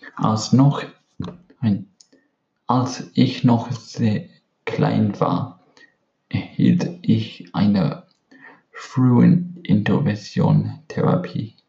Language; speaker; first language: German; non-native, learner; English